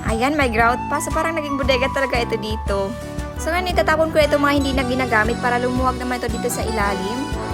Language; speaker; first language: Filipino; non-native, local second language; Cebuano